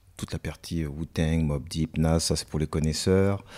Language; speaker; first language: French; native; French